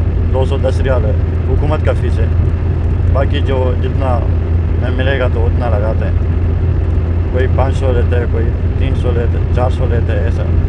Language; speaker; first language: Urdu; non-native, local second language; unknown